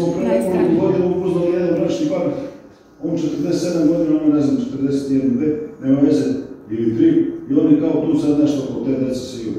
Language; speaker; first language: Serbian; early bilingual, heritage; Serbian